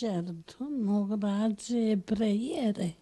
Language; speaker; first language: Italian; non-native, local second language; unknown